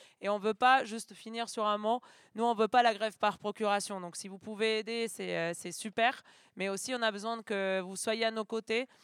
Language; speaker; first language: French; non-native, fluent; Spanish